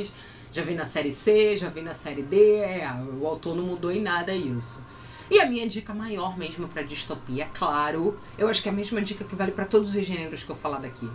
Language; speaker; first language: Portuguese; native; Portuguese